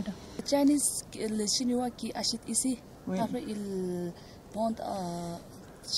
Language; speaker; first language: French; non-native, learner; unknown